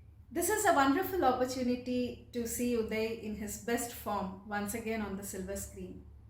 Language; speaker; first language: English; non-native, local second language; Telugu